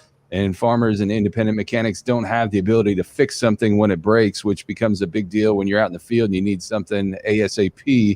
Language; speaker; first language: English; native; English